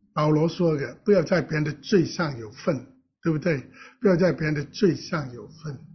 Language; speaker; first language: Chinese; non-native, local second language; Cantonese